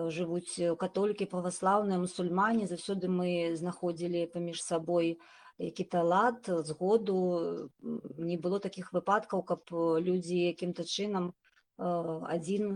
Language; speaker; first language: Belarusian; native; Belarusian